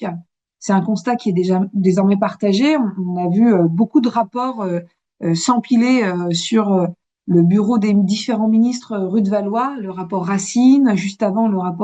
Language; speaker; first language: French; native; French